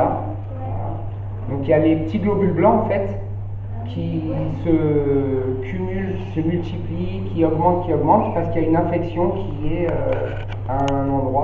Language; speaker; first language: French; native; French